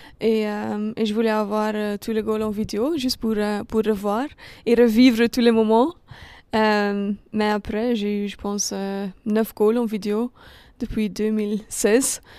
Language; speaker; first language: French; non-native, local second language; Dutch